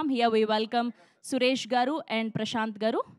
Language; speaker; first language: Telugu; native; Telugu